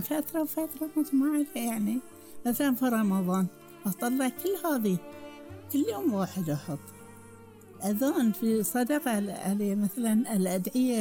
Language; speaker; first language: Arabic; native; Arabic